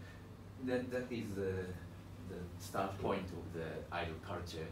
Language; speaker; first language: English; non-native, learner; Japanese